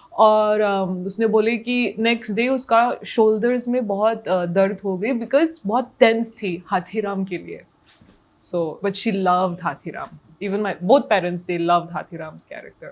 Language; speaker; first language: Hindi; non-native, local second language; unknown